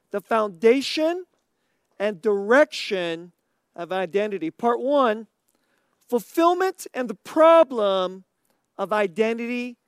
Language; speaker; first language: English; native; English